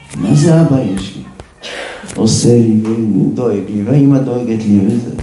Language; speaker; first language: Hebrew; native; Hebrew